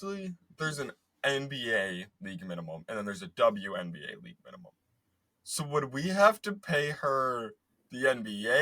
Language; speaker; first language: English; native; English